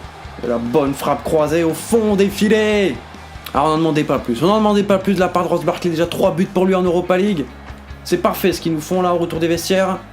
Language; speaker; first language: French; native; French